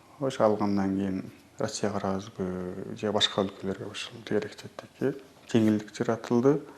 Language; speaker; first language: Kyrgyz; early bilingual, heritage; Kyrgyz